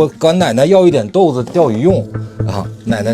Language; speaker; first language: Chinese; native; Chinese